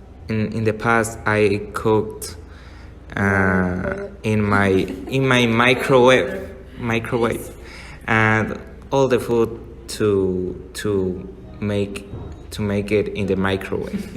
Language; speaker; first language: English; non-native, learner; Spanish